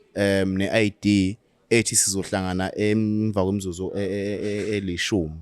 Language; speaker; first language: Zulu; native; Zulu